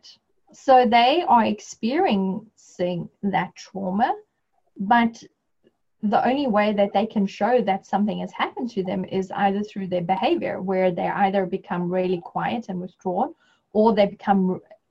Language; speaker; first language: English; native; English